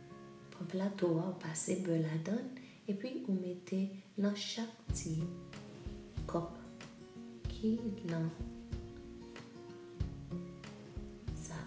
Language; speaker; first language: French; non-native, local second language; Haitian Creole